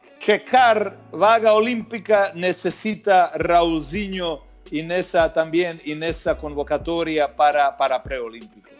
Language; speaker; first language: Portuguese; non-native, learner; Croatian